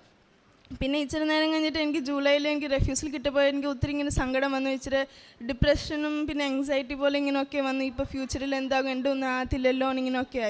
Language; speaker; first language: Malayalam; early bilingual, heritage; Malayalam